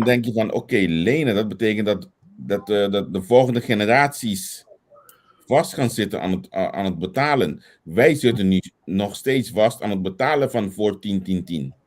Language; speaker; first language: Dutch; non-native, local second language; Papiamento